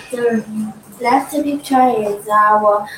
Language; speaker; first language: English; non-native, learner; Chinese